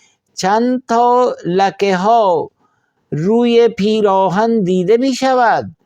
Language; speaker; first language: Persian; non-native, fluent; Urdu